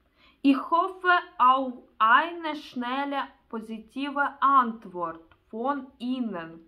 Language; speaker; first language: German; non-native, learner; Russian